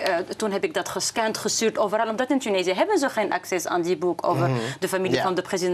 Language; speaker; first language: Dutch; non-native, fluent; Arabic